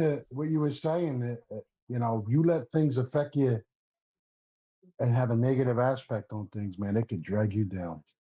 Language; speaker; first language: English; native; English